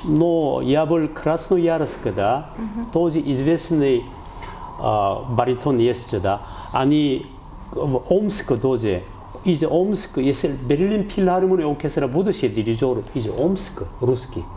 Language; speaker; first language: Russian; non-native, learner; Korean